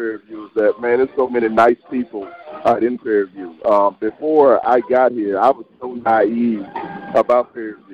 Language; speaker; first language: English; native; English